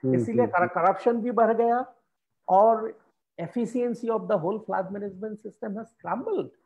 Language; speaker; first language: Hindi; non-native, local second language; Assamese